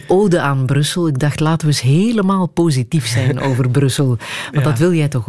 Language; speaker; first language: Dutch; native; Dutch